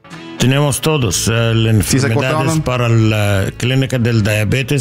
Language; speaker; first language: Spanish; non-native, learner; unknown